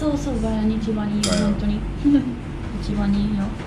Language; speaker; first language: Japanese; non-native, learner; German